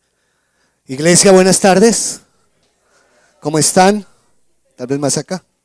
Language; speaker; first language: Spanish; native; Spanish